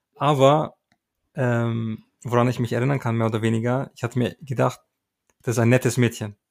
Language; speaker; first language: German; early bilingual, other home language; Turkish